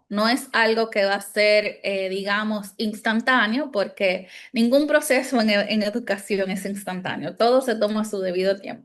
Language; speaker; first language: Spanish; native; Spanish